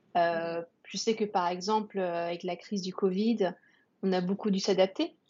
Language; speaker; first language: French; native; French